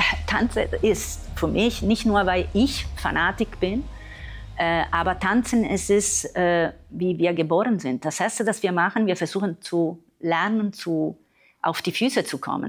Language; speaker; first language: German; non-native, fluent; Italian